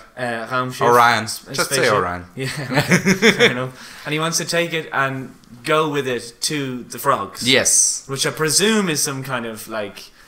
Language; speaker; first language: English; native; English